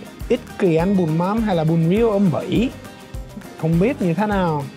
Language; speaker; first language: Vietnamese; non-native, learner; English